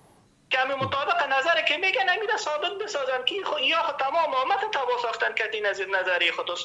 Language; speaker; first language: Persian; native; Persian